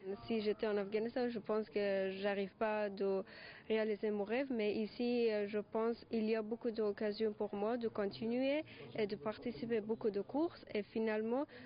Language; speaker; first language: French; non-native, learner; Persian